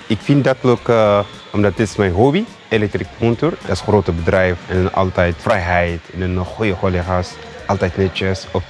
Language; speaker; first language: Dutch; non-native, learner; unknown